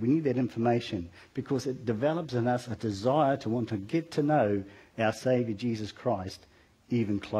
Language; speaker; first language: English; native; English